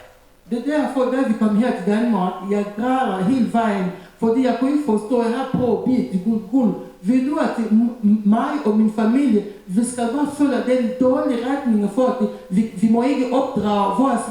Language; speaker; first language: Danish; non-native, learner; French